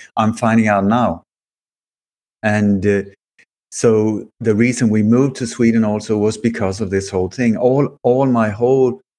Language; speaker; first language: English; early bilingual, other home language; Swedish